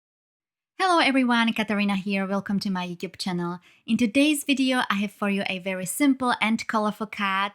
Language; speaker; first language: English; non-native, fluent; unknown